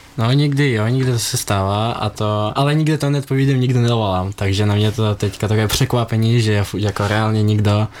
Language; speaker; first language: Czech; non-native, learner; Ukrainian